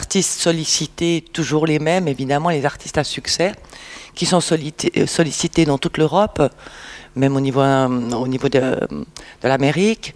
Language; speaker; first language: French; native; French